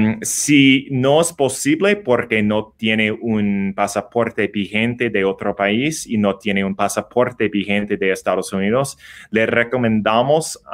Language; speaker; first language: Spanish; non-native, learner; English